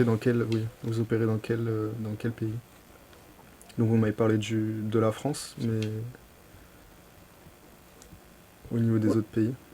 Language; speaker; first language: French; native; French